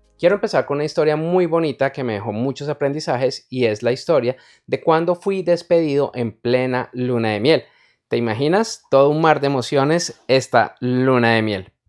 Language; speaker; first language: Spanish; native; Spanish